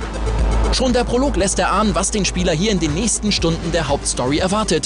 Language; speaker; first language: German; native; German